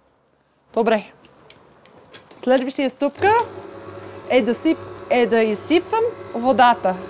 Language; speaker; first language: Bulgarian; non-native, learner; English